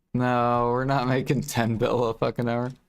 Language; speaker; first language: English; native; English